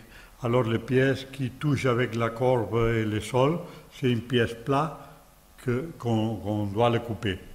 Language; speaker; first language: French; non-native, learner; Catalan